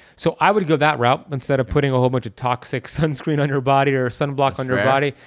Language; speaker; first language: English; early bilingual, other home language; Persian